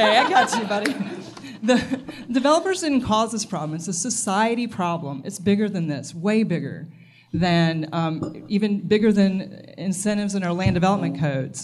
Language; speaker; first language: English; native; English